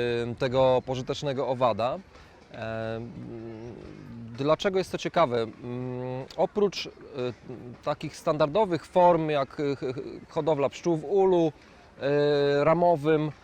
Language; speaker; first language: Polish; native; Polish